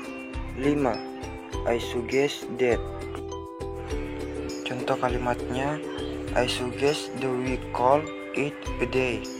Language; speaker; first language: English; non-native, learner; Indonesian